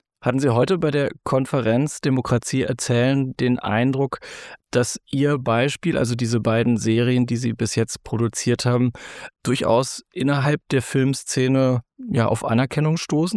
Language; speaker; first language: German; native; German